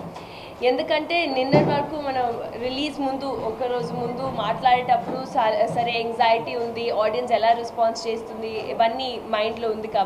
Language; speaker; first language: Telugu; non-native, local second language; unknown